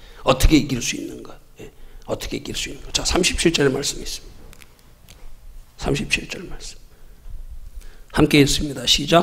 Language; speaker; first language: Korean; native; Korean